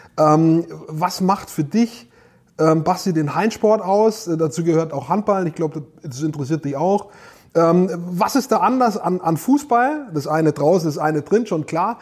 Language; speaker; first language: German; native; German